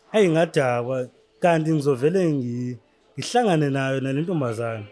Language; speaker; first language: Zulu; non-native, local second language; Xhosa